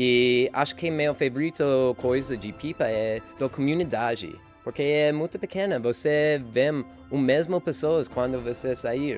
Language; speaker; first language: Portuguese; non-native, learner; English